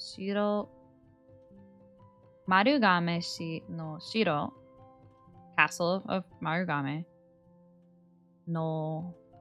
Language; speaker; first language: Japanese; non-native, learner; English